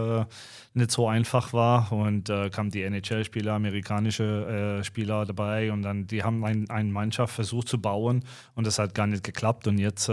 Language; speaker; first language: German; non-native, fluent; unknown